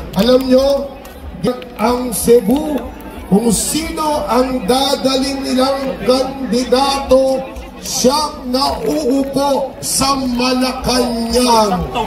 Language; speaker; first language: Filipino; native; Filipino